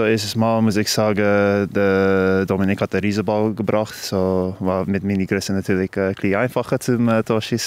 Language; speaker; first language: German; non-native, learner; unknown